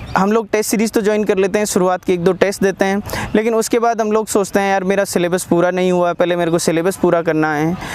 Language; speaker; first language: Hindi; native; Hindi